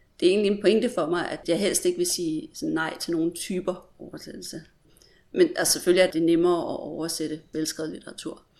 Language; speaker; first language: Danish; native; Danish